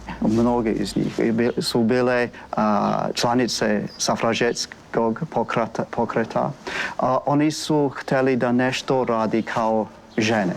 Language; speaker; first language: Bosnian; non-native, fluent; English